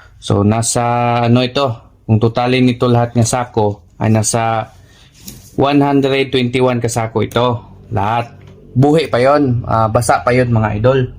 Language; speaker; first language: Filipino; non-native, local second language; Cebuano